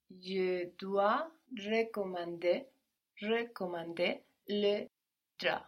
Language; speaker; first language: French; non-native, learner; English